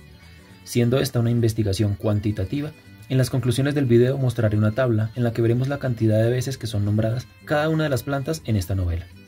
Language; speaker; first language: Spanish; native; Spanish